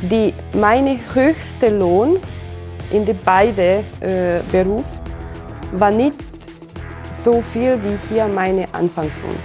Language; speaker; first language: German; non-native, fluent; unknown